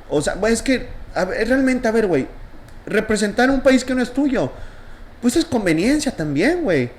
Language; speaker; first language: Spanish; native; Spanish